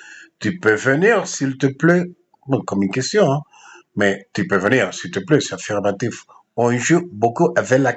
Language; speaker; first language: French; non-native, fluent; Spanish